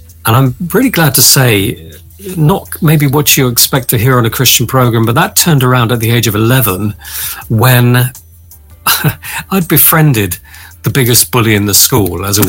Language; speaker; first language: English; native; English